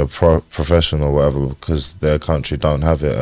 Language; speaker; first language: English; native; English